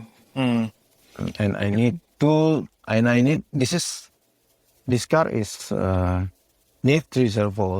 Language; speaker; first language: English; non-native, learner; Indonesian